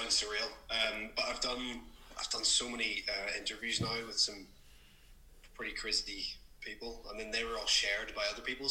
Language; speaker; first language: English; native; English